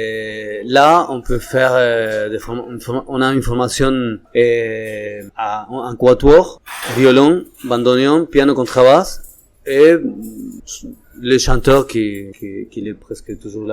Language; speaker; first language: French; non-native, fluent; Spanish